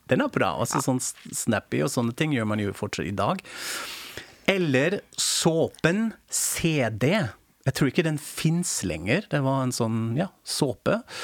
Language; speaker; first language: Norwegian; non-native, fluent; German